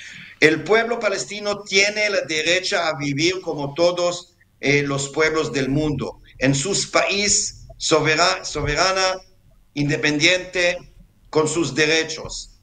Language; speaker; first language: Spanish; non-native, fluent; Hebrew